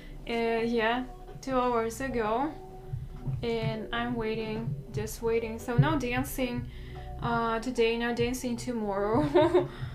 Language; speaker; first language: English; non-native, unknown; Russian